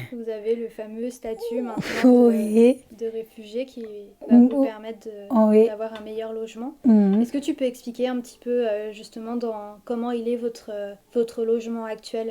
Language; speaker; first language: French; native; French